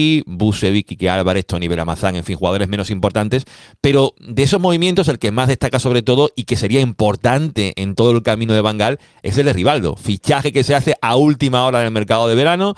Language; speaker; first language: Spanish; native; Spanish